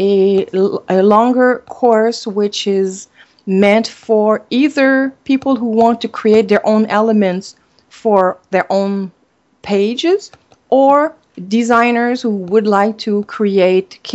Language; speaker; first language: English; non-native, fluent; French